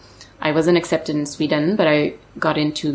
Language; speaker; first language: English; non-native, fluent; French